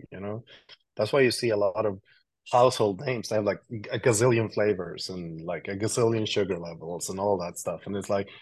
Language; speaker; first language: English; non-native, fluent; Swedish